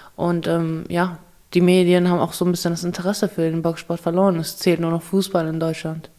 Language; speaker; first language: German; early bilingual, other home language; Russian